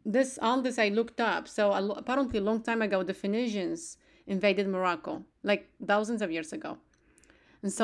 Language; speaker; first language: English; non-native, fluent; Arabic